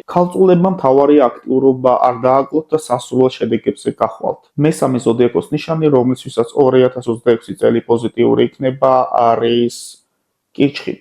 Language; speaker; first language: Georgian; native; Georgian